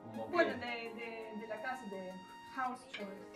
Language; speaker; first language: Spanish; non-native, learner; Russian